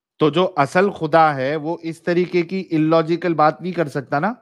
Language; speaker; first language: Hindi; native; Hindi